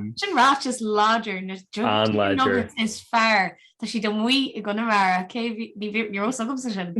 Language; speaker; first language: Irish; native; Irish